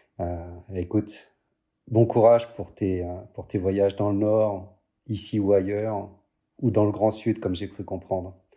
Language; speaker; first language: French; native; French